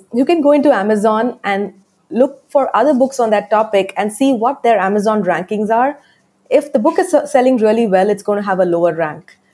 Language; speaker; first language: English; non-native, local second language; Tamil